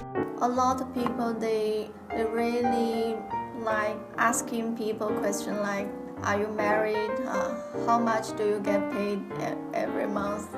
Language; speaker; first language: English; non-native, fluent; Chinese